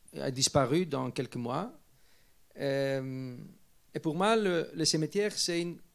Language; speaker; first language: French; non-native, fluent; Greek